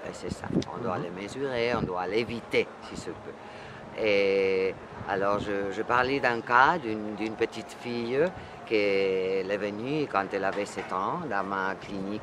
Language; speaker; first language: French; non-native, fluent; Spanish